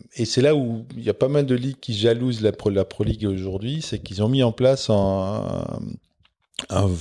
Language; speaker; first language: French; non-native, local second language; Dutch